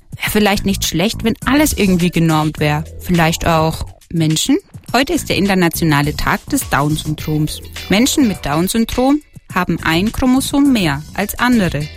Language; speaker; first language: German; native; German